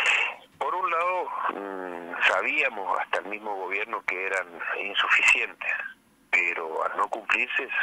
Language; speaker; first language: Spanish; native; Spanish